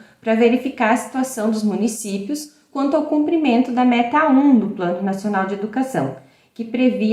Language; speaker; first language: Portuguese; native; Portuguese